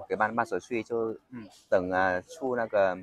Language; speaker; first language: Chinese; non-native, fluent; Vietnamese